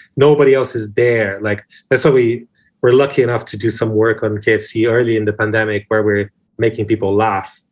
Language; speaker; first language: English; non-native, fluent; Portuguese